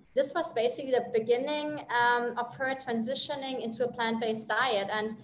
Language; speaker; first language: English; non-native, fluent; German